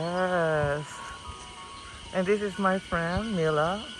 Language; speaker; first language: English; non-native, local second language; Filipino